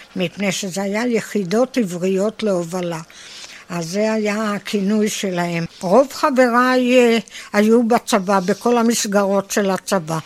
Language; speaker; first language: Hebrew; native; Hebrew